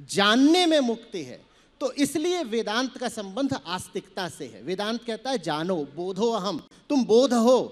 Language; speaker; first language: Hindi; native; Hindi